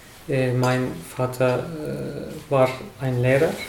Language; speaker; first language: German; non-native, learner; Turkish